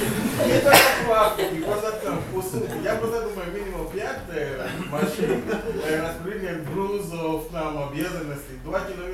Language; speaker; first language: Russian; non-native, fluent; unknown